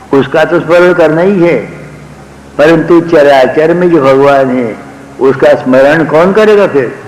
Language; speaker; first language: Hindi; non-native, local second language; Marathi